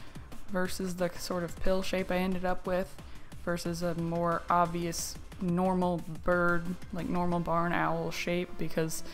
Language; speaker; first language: English; native; English